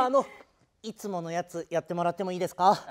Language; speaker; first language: Japanese; native; Japanese